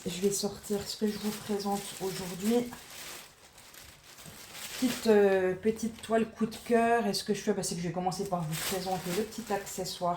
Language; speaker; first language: French; native; French